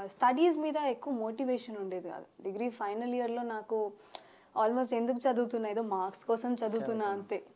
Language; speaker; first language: Telugu; early bilingual, heritage; Telugu